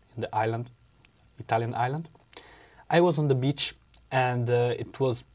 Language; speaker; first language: English; non-native, learner; Italian